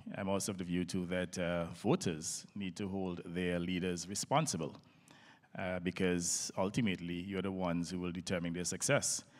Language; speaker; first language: English; native; English